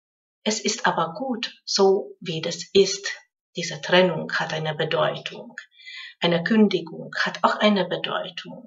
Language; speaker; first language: German; non-native, fluent; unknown